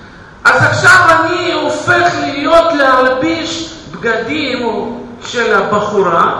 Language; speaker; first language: Hebrew; non-native, fluent; Russian